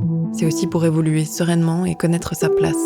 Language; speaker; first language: French; native; French